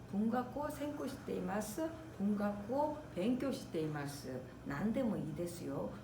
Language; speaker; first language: Japanese; non-native, fluent; Korean